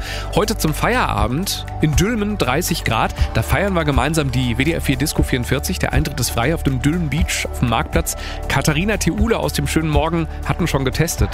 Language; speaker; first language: German; native; German